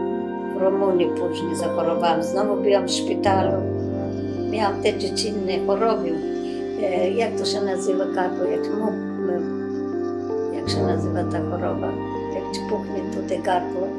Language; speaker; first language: Polish; early bilingual, other home language; Macedonian